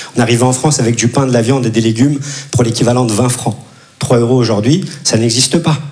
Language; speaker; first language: French; early bilingual, other home language; Turkish